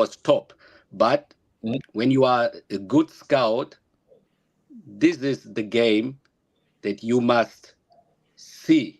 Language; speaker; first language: English; non-native, learner; German